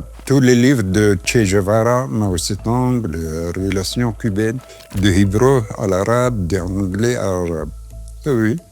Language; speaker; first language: French; non-native, fluent; Arabic